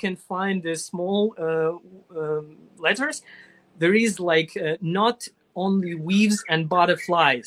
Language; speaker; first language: English; non-native, learner; Russian